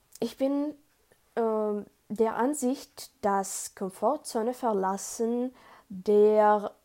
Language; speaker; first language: German; non-native, learner; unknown